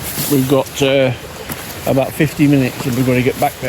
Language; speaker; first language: English; native; English